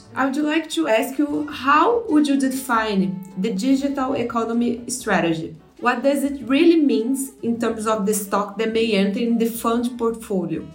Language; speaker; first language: English; non-native, fluent; Portuguese